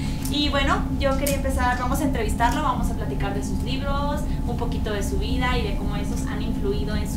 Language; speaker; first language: Spanish; native; Spanish